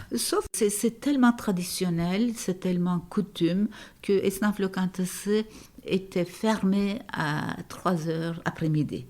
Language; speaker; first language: French; non-native, fluent; Turkish